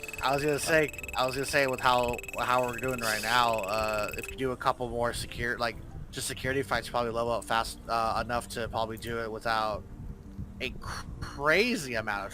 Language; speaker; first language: English; native; English